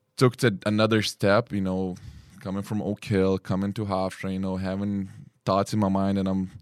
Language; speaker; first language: English; early bilingual, other home language; Lithuanian